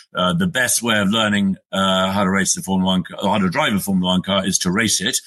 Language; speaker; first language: English; native; English